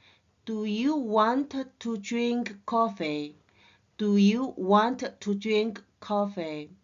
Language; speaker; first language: English; non-native, learner; Chinese